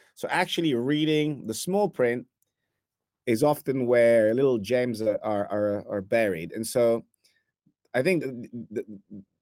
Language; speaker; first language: English; non-native, fluent; Italian